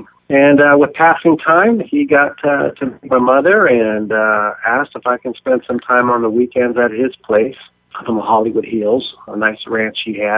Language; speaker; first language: English; native; English